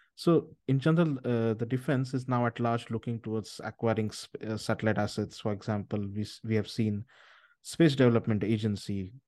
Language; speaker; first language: English; non-native, local second language; Marathi